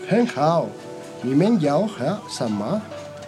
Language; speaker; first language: Chinese; non-native, learner; Spanish